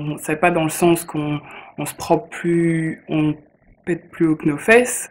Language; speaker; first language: French; early bilingual, other home language; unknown